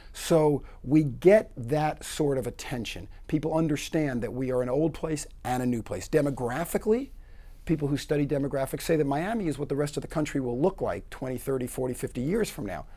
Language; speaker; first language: English; native; English